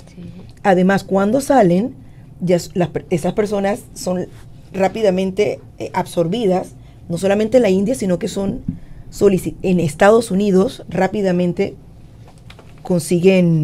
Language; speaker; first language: Spanish; native; Spanish